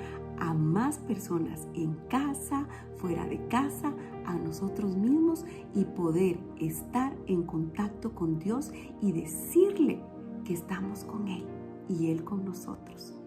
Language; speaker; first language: Spanish; native; Spanish